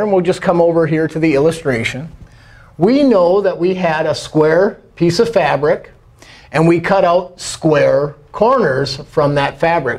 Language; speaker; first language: English; native; English